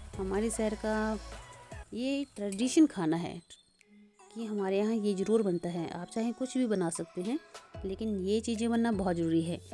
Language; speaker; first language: Hindi; native; Hindi